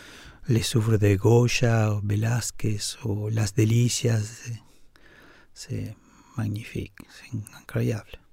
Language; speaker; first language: French; non-native, learner; Spanish